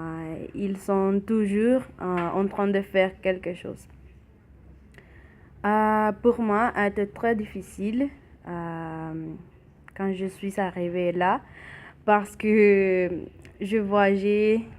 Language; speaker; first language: French; non-native, learner; Spanish